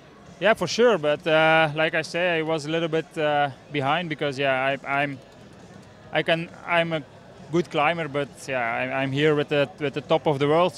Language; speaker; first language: English; non-native, fluent; Dutch